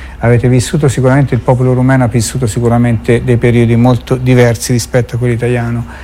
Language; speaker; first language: Italian; native; Italian